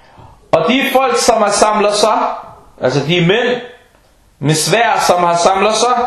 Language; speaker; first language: Danish; non-native, local second language; Arabic